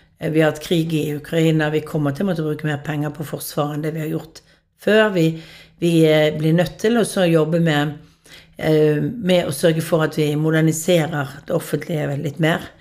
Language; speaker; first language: Norwegian; native; Norwegian